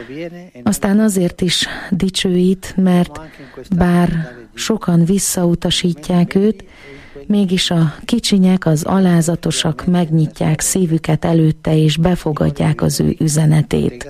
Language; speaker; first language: Hungarian; native; Hungarian